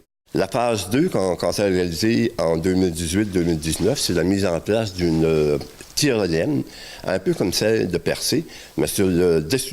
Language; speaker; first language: French; native; French